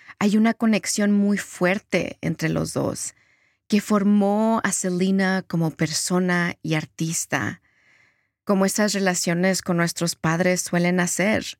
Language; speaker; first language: Spanish; early bilingual, heritage; Spanish